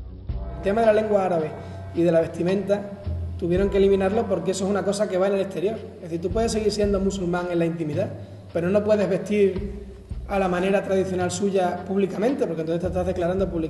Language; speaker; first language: Spanish; native; Spanish